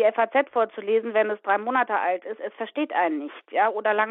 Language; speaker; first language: German; native; German